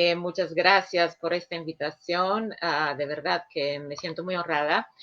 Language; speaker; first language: Spanish; non-native, fluent; Sicilian